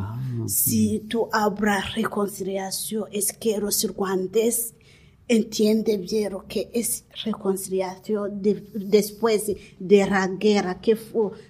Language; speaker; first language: Spanish; non-native, learner; Kinyarwanda